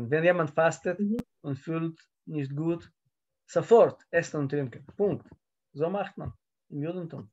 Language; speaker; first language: German; non-native, learner; Russian